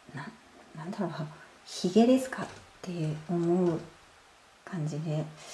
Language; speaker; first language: Japanese; native; Japanese